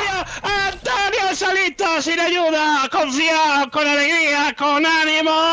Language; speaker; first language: Spanish; native; Spanish